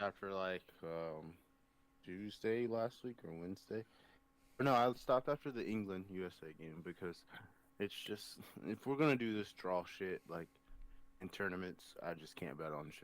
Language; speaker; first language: English; native; English